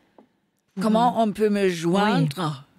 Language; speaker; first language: French; non-native, fluent; Danish